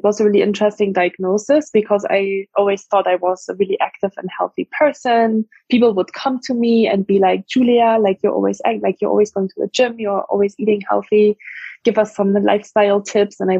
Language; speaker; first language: English; non-native, fluent; German